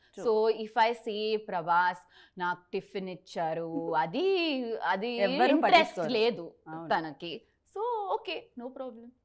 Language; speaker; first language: Telugu; non-native, learner; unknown